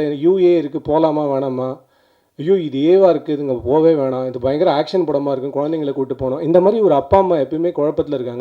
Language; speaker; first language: Tamil; native; Tamil